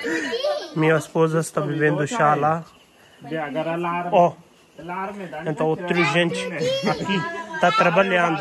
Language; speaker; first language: Portuguese; non-native, learner; Hindi